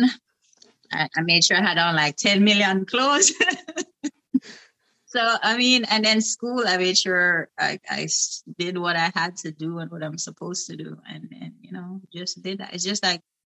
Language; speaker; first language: English; non-native, local second language; Jamaican Creole English